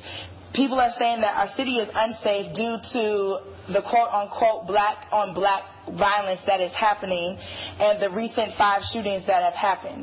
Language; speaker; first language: English; native; English